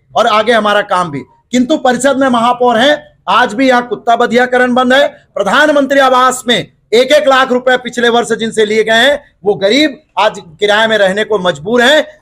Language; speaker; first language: Hindi; native; Hindi